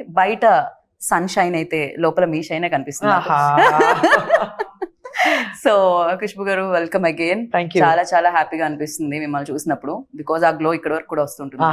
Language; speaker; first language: Telugu; native; Telugu